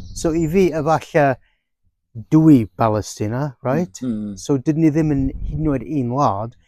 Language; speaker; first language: Welsh; non-native, fluent; English